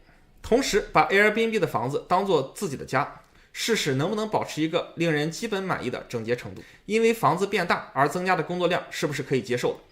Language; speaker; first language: Chinese; native; Chinese